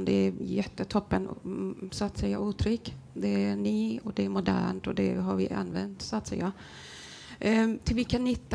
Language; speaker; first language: Swedish; non-native, fluent; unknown